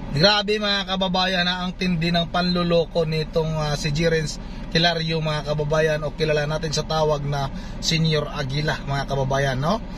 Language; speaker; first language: Filipino; non-native, local second language; Cebuano